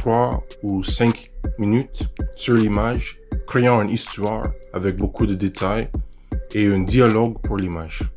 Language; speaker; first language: French; non-native, fluent; English